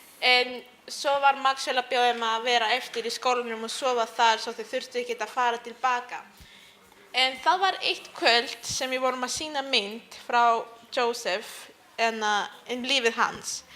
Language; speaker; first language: Icelandic; early bilingual, other home language; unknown